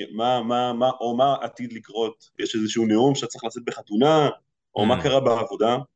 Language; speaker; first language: Hebrew; early bilingual, other home language; Russian